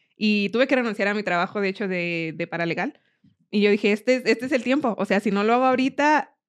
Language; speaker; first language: Spanish; native; Spanish